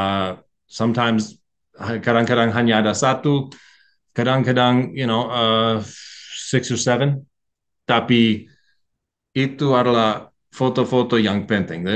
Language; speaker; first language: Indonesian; non-native, learner; English